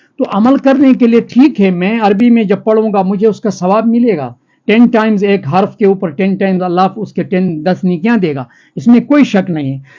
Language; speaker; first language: Urdu; non-native, local second language; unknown